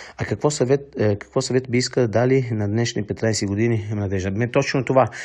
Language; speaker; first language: Bulgarian; non-native, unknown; Italian